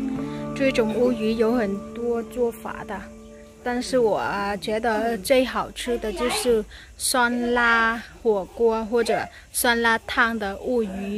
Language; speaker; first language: Chinese; non-native, fluent; Vietnamese